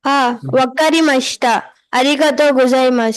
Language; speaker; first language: Japanese; non-native, learner; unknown